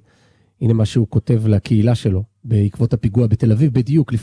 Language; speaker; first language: Hebrew; native; Hebrew